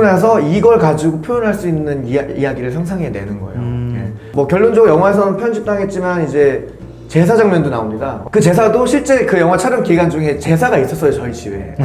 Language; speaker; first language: Korean; native; Korean